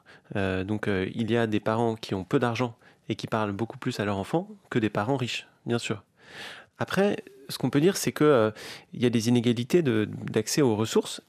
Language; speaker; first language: French; native; French